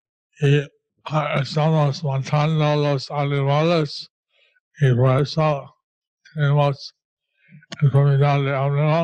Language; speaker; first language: Spanish; non-native, learner; English